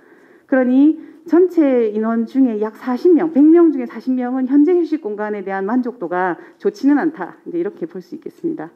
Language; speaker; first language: Korean; native; Korean